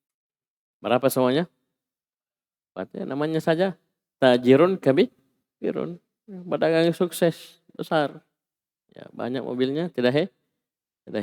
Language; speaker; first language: Indonesian; native; Indonesian